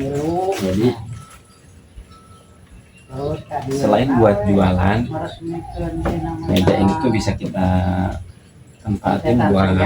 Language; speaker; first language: Indonesian; non-native, local second language; Sundanese